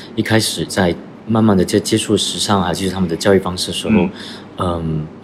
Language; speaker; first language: Chinese; native; Chinese